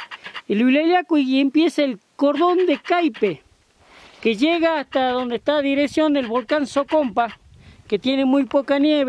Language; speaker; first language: Spanish; native; Spanish